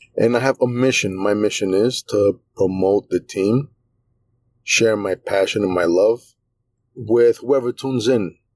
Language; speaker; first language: English; early bilingual, other home language; Greek